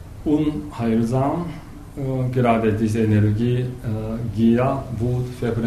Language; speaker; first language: German; non-native, learner; Japanese